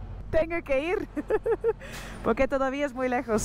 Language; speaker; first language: Spanish; non-native, learner; Dutch